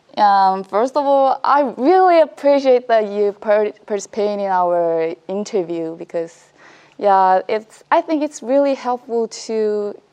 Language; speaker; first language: English; non-native, fluent; Korean